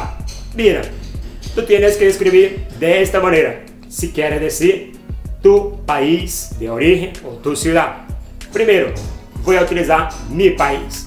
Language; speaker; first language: Spanish; non-native, fluent; Portuguese